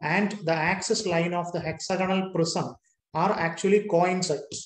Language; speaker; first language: English; non-native, local second language; Malayalam